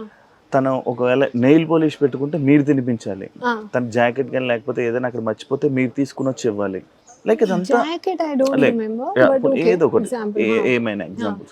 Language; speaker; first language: Telugu; native; Telugu